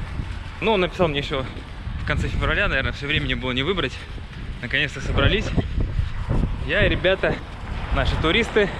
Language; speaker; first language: Russian; native; Russian